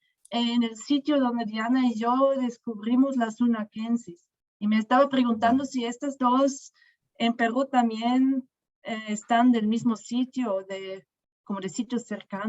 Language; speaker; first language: Spanish; non-native, fluent; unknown